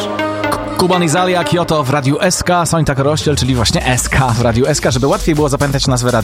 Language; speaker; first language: Polish; native; Polish